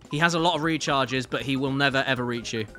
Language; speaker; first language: English; native; English